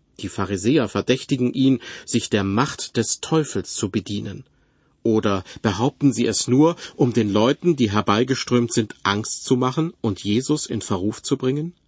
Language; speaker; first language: German; native; German